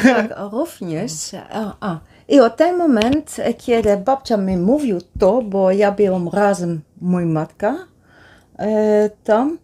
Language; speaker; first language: Polish; non-native, learner; Dutch